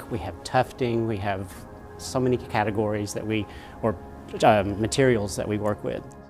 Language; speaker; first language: English; native; English